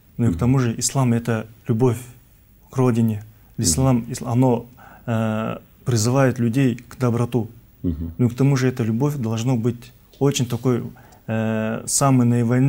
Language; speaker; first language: Russian; non-native, local second language; Kazakh